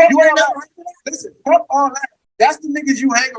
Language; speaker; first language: English; native; English